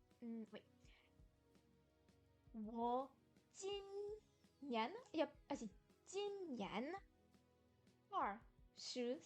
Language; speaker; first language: Chinese; non-native, learner; French